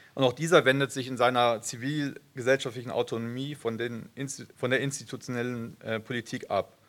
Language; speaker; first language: German; native; German